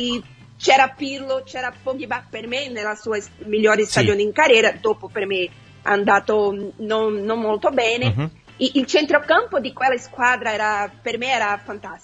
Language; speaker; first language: Italian; non-native, fluent; Portuguese